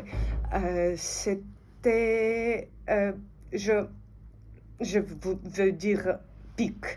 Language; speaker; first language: French; non-native, fluent; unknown